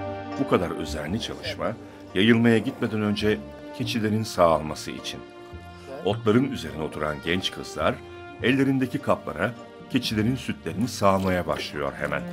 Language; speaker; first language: Turkish; native; Turkish